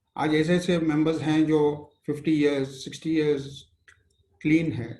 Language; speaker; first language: Hindi; non-native, local second language; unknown